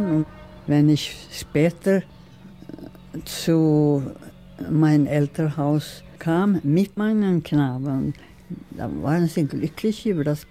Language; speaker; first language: German; non-native, fluent; Swedish